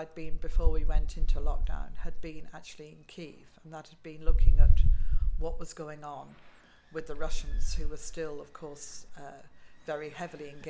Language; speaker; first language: English; native; English